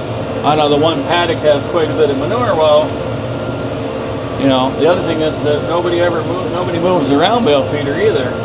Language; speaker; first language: English; native; English